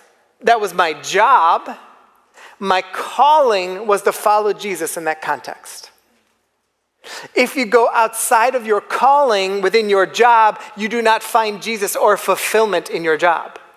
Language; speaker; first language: English; native; English